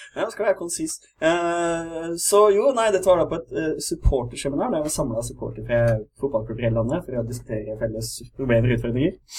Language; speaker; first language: Norwegian; native; Norwegian